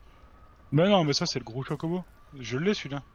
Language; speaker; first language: French; native; French